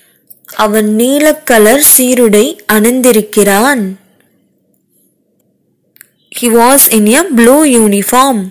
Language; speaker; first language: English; non-native, local second language; Tamil